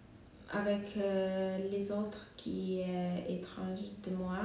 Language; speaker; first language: French; non-native, learner; Hungarian